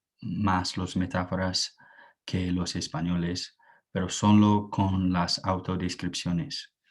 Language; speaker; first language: Spanish; non-native, fluent; English